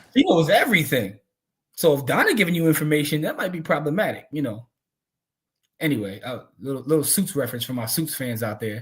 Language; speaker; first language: English; native; English